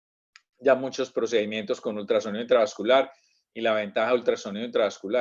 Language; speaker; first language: Spanish; native; Spanish